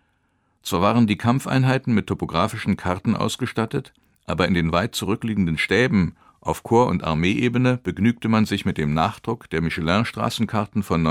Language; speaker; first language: German; native; German